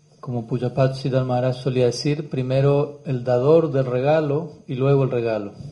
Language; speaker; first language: Spanish; non-native, learner; English